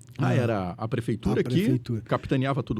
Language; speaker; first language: Portuguese; native; Portuguese